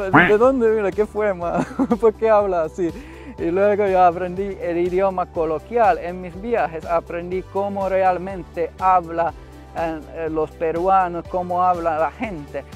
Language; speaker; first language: Spanish; non-native, fluent; Finnish